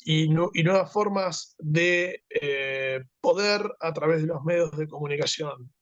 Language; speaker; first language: Spanish; native; Spanish